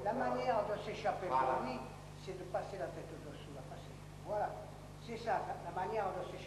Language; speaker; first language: French; native; French